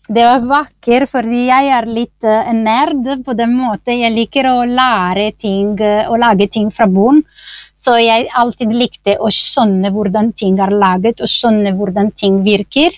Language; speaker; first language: Norwegian; non-native, fluent; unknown